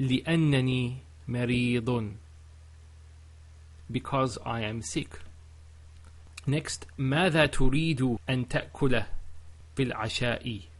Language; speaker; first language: Arabic; non-native, learner; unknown